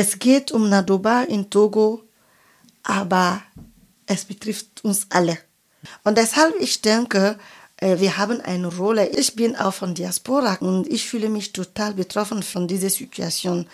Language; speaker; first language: German; non-native, fluent; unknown